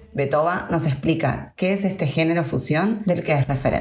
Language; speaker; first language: Spanish; native; Spanish